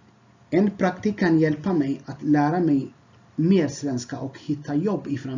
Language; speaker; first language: Swedish; non-native, fluent; Tigrinya